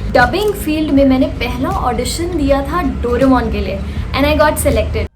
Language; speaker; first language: Hindi; native; Hindi